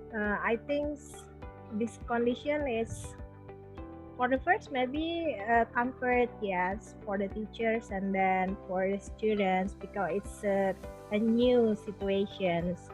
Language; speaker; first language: English; non-native, local second language; Indonesian